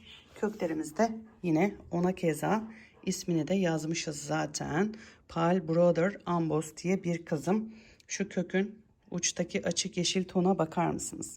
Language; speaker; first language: Turkish; native; Turkish